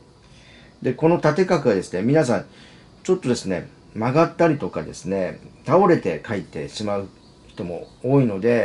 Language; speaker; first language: Japanese; native; Japanese